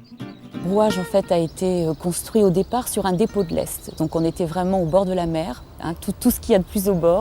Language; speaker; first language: French; native; French